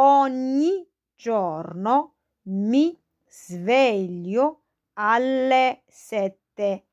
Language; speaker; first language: Italian; non-native, fluent; Arabic